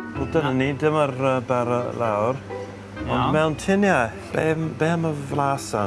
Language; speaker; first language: Welsh; non-native, learner; English